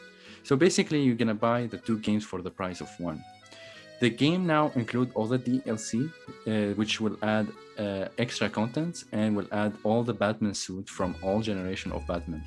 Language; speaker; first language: English; non-native, fluent; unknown